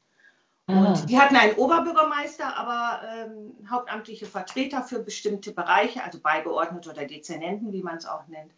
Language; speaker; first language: German; native; German